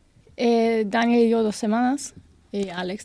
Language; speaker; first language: Spanish; non-native, learner; German